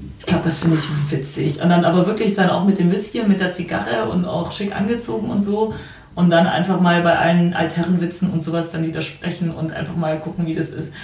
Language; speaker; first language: German; early bilingual, other home language; Polish